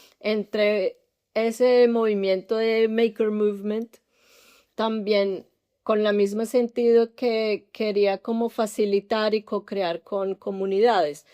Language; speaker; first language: Spanish; early bilingual, heritage; English